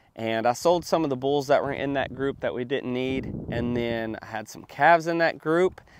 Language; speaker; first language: English; native; English